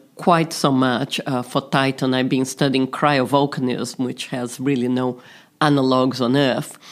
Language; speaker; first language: English; non-native, fluent; Portuguese